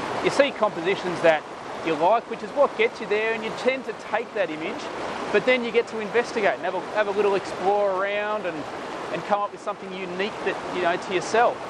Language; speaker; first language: English; native; English